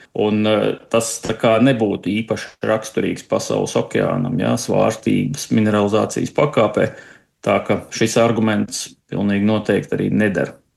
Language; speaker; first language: Latvian; native; Latvian